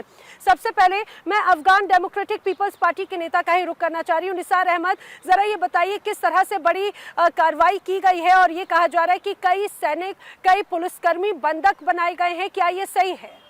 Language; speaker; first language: Hindi; native; Hindi